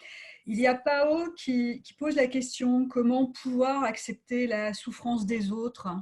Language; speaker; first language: French; native; French